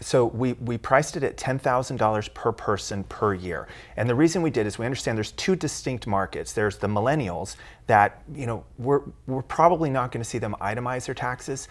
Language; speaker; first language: English; native; English